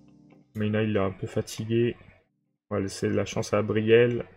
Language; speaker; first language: French; native; French